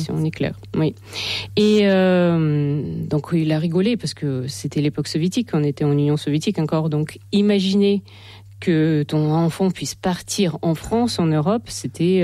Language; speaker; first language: French; non-native, fluent; Russian